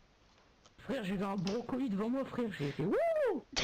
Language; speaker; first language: French; native; French